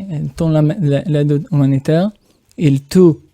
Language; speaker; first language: French; non-native, fluent; Hebrew